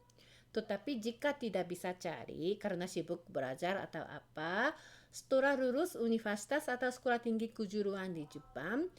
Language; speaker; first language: Indonesian; non-native, fluent; Japanese